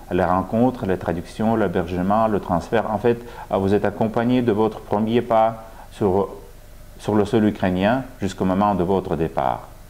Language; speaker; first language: French; non-native, fluent; Russian